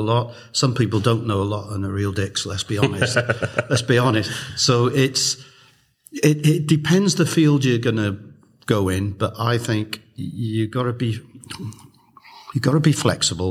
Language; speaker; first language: English; native; English